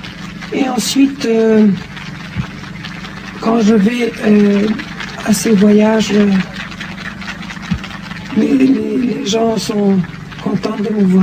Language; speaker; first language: French; non-native, fluent; Persian